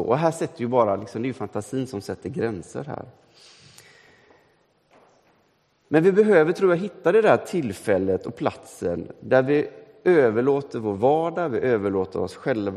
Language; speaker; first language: Swedish; native; Swedish